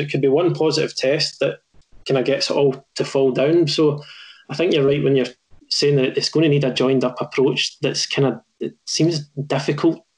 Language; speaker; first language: English; native; English